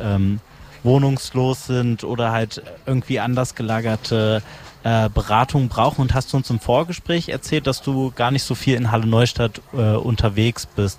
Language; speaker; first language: German; native; German